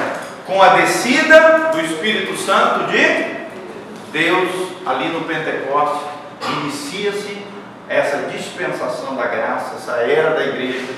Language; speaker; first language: Portuguese; native; Portuguese